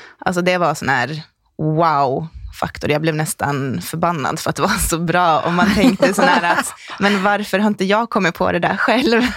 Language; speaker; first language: Swedish; native; Swedish